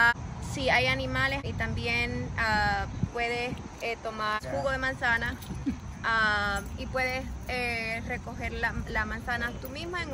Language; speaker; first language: Spanish; early bilingual, heritage; Spanish